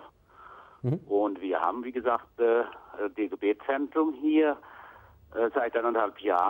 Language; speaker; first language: German; non-native, fluent; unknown